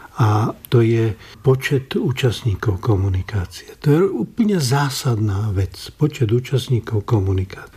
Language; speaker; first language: Slovak; native; Slovak